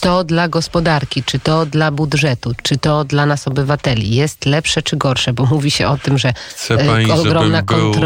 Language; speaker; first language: Polish; native; Polish